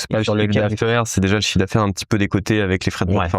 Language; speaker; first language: French; native; French